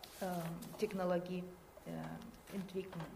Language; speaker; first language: German; non-native, learner; Russian